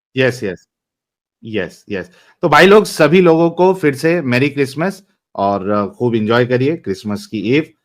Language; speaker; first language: Hindi; native; Hindi